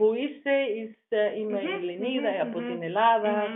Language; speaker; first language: Greek; non-native, learner; German